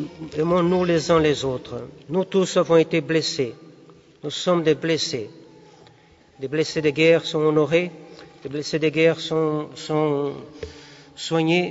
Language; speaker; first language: French; non-native, fluent; Portuguese